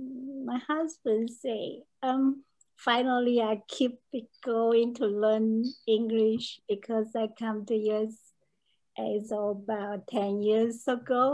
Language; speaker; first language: English; non-native, learner; Chinese